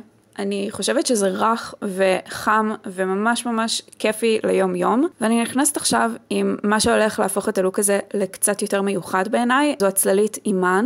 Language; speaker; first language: Hebrew; native; Hebrew